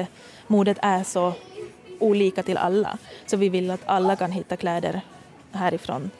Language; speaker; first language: Swedish; non-native, fluent; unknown